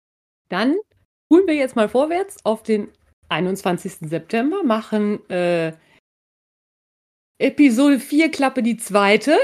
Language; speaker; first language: German; native; German